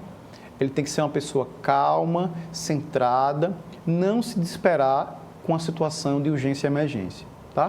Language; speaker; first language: Portuguese; native; Portuguese